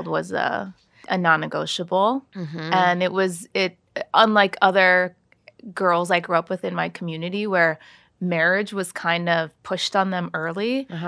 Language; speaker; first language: English; native; English